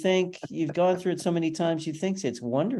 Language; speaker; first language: English; native; English